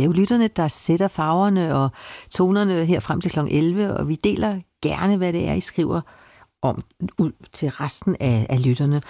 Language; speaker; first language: Danish; native; Danish